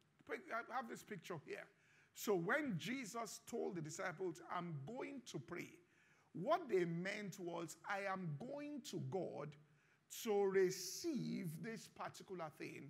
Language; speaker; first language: English; non-native, local second language; Yoruba